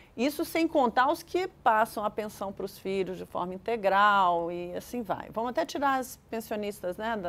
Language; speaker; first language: Portuguese; native; Portuguese